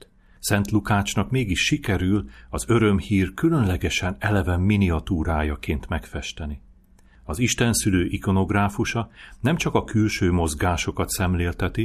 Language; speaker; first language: Hungarian; native; Hungarian